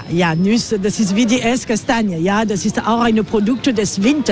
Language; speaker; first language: German; non-native, learner; French